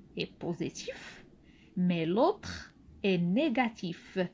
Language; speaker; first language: French; non-native, local second language; Arabic